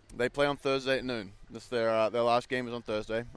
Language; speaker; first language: English; native; English